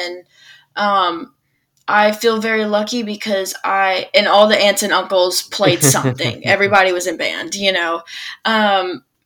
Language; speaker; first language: English; native; English